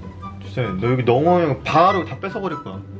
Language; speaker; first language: Korean; native; Korean